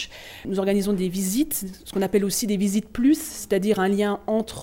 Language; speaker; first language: French; native; French